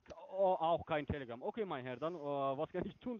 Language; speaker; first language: German; non-native, learner; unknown